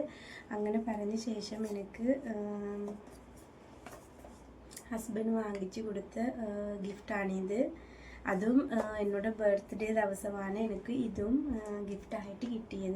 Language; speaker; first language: Malayalam; non-native, learner; Tamil